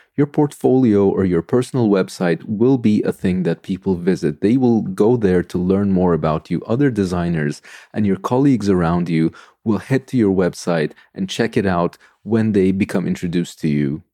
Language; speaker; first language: English; non-native, fluent; Turkish